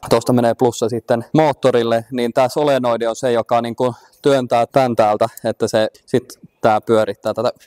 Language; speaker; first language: Finnish; early bilingual, heritage; Finnish